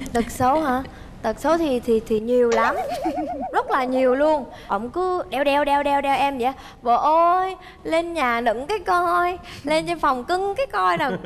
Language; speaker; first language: Vietnamese; early bilingual, heritage; Vietnamese